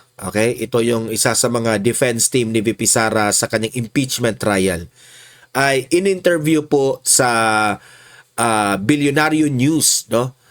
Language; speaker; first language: Filipino; non-native, local second language; Cebuano